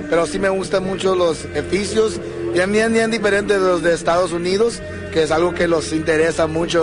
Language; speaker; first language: Spanish; early bilingual, heritage; English